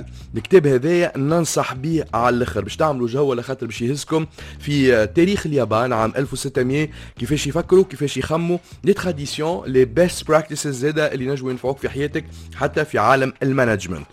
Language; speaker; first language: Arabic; native; Arabic